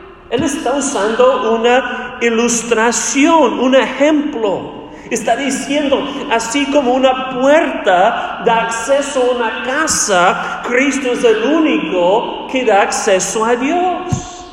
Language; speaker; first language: Spanish; non-native, fluent; English